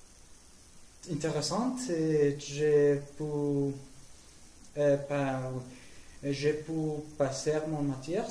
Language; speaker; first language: French; non-native, learner; Spanish